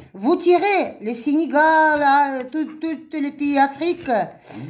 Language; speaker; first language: French; non-native, learner; Russian